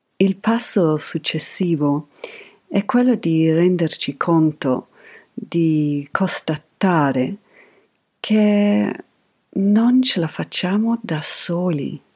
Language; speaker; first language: Italian; non-native, fluent; English